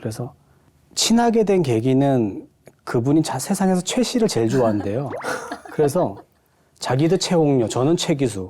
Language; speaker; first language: Korean; native; Korean